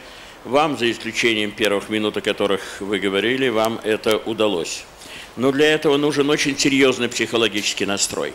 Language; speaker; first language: Russian; native; Russian